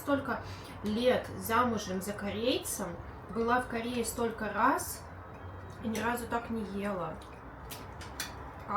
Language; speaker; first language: Russian; native; Russian